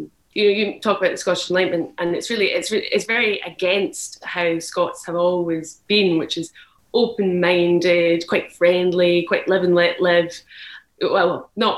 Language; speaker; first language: English; native; English